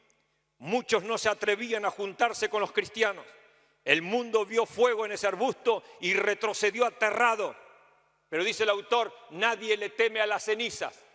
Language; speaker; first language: Spanish; native; Spanish